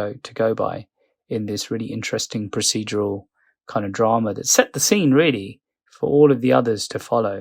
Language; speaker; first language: English; native; English